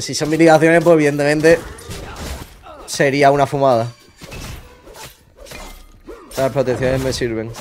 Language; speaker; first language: Spanish; native; Spanish